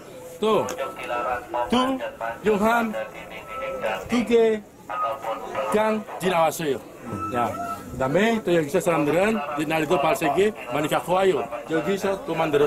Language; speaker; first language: Korean; non-native, learner; Indonesian